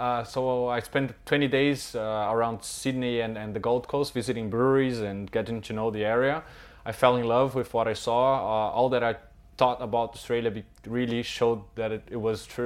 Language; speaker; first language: English; non-native, fluent; Portuguese